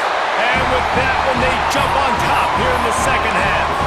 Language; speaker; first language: English; native; English